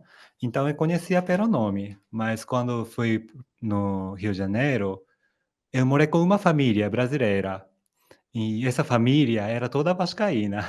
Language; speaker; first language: Portuguese; non-native, fluent; Japanese